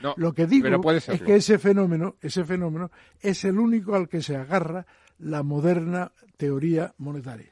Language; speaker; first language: Spanish; native; Spanish